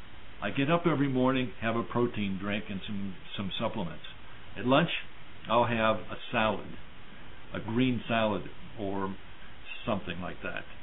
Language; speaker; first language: English; native; English